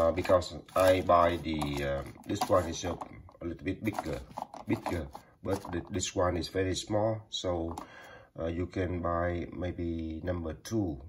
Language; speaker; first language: English; non-native, learner; Vietnamese